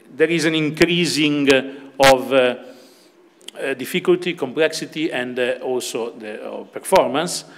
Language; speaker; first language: English; non-native, fluent; Italian